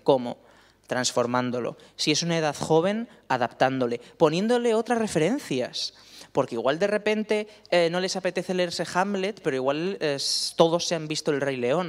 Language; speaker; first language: Spanish; native; Spanish